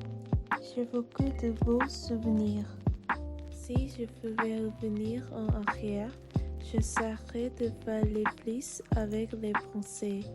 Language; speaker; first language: French; non-native, learner; Korean